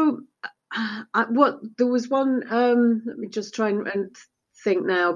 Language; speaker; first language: English; early bilingual, other home language; Spanish